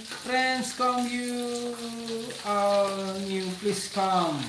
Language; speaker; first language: English; non-native, learner; Indonesian